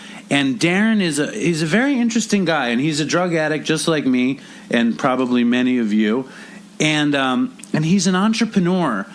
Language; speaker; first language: English; native; English